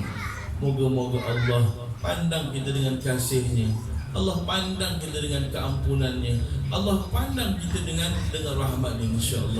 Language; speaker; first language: Malay; native; Malay